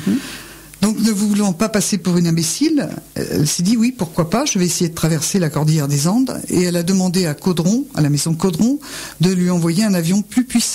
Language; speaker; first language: French; native; French